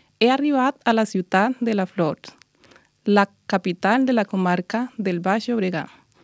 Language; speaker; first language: Catalan; non-native, learner; Spanish